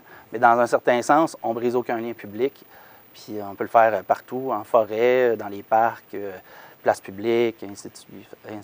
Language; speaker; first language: French; native; French